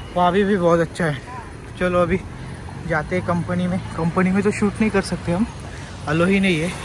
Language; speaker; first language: Hindi; non-native, local second language; Marathi